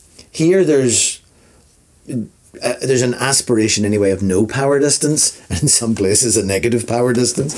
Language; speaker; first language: English; native; English